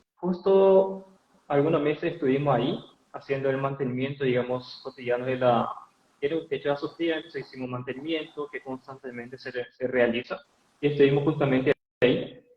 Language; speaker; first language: Spanish; native; Spanish